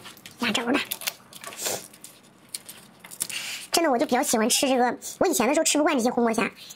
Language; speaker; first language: Chinese; native; Chinese